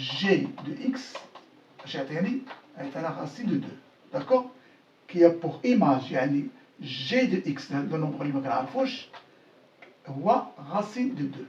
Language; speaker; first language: French; non-native, local second language; Arabic